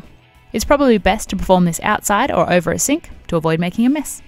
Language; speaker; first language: English; native; English